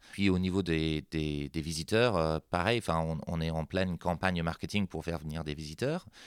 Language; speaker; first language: French; non-native, fluent; English